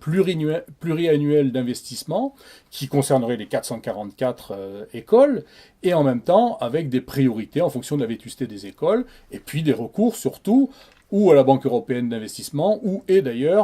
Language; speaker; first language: French; native; French